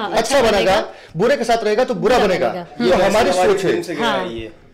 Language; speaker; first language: Hindi; native; Hindi